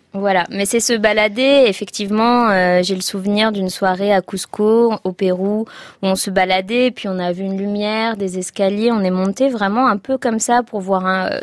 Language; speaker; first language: French; non-native, local second language; Arabic